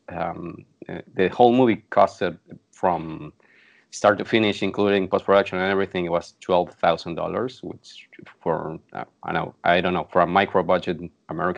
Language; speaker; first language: English; non-native, fluent; Spanish